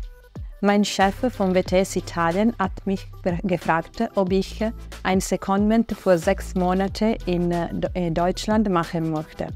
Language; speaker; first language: German; non-native, fluent; Italian